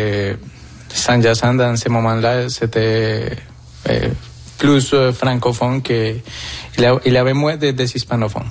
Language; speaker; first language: French; non-native, fluent; Spanish